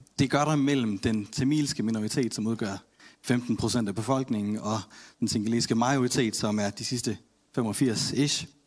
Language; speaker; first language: Danish; early bilingual, other home language; Tamil